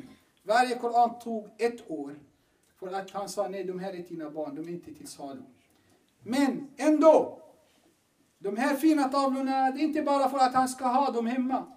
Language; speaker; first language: Swedish; non-native, fluent; Arabic